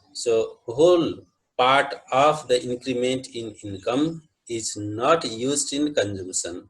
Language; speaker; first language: English; non-native, local second language; Nepali